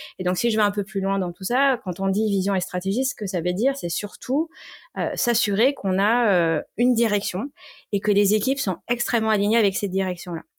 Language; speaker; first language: French; native; French